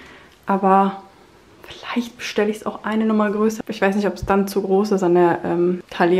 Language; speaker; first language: German; native; German